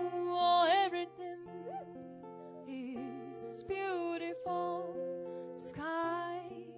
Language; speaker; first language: English; non-native, learner; Japanese